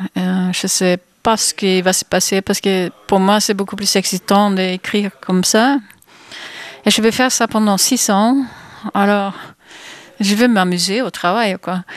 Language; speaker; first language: French; non-native, fluent; Swedish